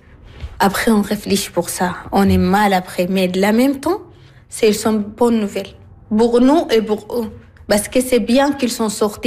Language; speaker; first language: French; non-native, learner; Arabic